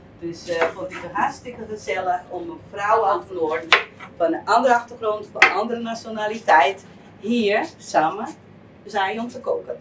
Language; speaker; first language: Dutch; non-native, fluent; Portuguese